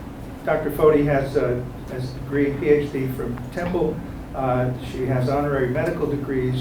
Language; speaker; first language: English; native; English